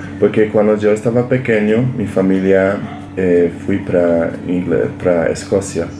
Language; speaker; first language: Spanish; non-native, learner; Polish